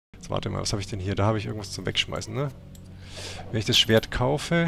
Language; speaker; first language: German; native; German